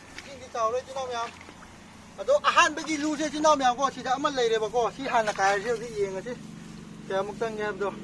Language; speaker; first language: Manipuri; native; Manipuri